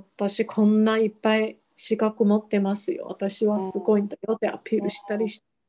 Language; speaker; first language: Japanese; non-native, fluent; Chinese